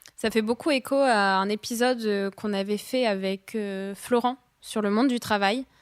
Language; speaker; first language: French; native; French